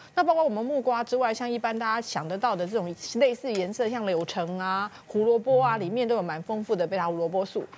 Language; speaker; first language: Chinese; native; Chinese